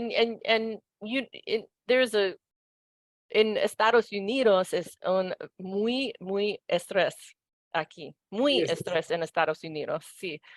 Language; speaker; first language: Spanish; non-native, learner; English